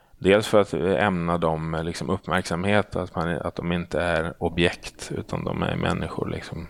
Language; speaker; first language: Swedish; native; Swedish